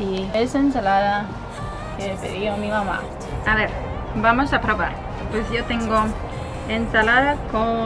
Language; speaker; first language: Spanish; non-native, fluent; Russian